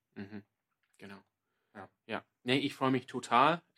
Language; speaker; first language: German; non-native, fluent; English